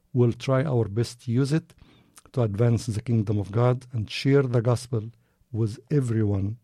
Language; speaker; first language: English; non-native, fluent; Arabic